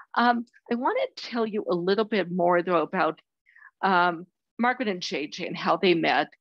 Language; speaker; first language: English; native; English